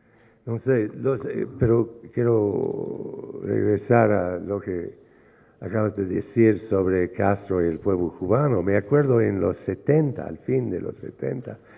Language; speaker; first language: Spanish; non-native, fluent; English